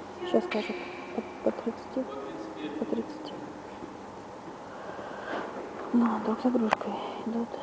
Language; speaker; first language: Russian; native; Russian